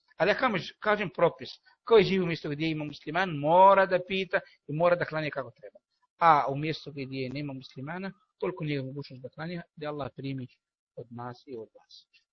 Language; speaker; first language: Bosnian; non-native, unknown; Arabic